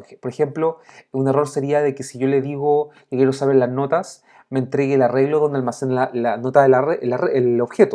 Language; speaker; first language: Spanish; native; Spanish